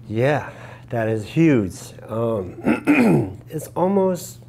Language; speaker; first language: English; native; English